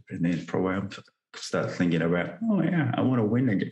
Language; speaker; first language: English; non-native, fluent; Japanese